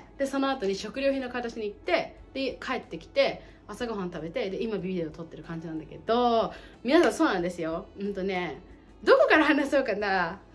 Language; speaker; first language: Japanese; native; Japanese